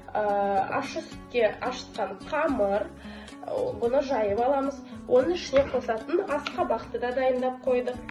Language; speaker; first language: Kazakh; non-native, local second language; Chechen